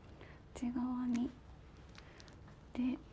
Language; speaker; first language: Japanese; native; Japanese